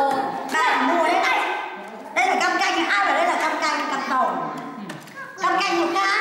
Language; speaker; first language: Vietnamese; native; Vietnamese